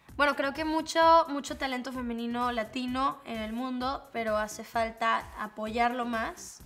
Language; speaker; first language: Spanish; native; Spanish